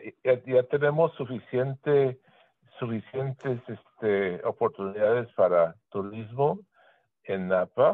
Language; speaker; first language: Spanish; early bilingual, heritage; Spanish